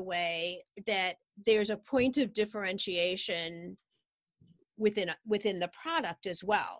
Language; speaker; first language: English; native; English